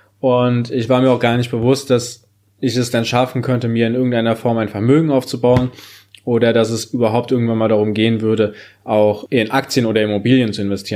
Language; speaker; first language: German; native; German